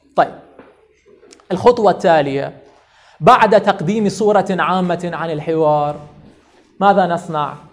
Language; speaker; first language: Arabic; non-native, fluent; Persian